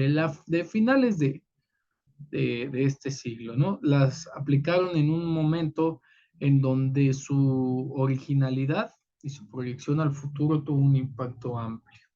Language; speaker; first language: Spanish; native; Spanish